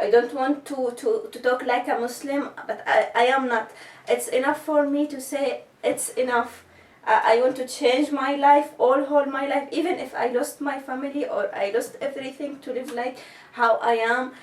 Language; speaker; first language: English; non-native, learner; Arabic